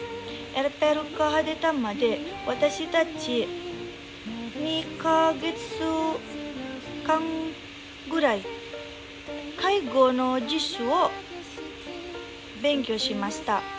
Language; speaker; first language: Japanese; non-native, learner; Indonesian